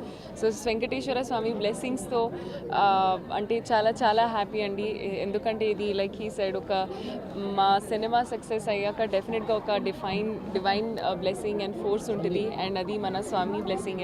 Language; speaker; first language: Telugu; non-native, fluent; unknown